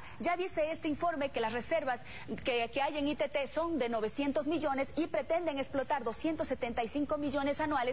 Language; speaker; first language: Spanish; native; Spanish